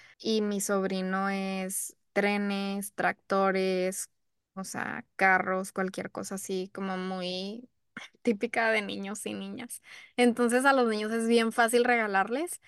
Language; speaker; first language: Spanish; early bilingual, heritage; Spanish